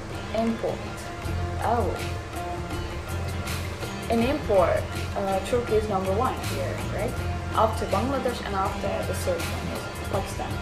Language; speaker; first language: English; non-native, fluent; Urdu